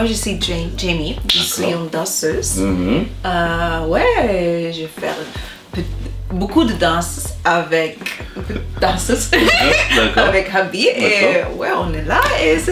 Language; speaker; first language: French; non-native, learner; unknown